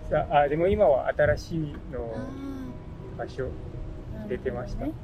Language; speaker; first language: Japanese; non-native, learner; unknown